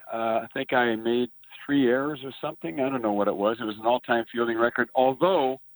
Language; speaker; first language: English; native; English